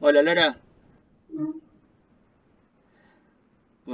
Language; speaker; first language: Spanish; native; Spanish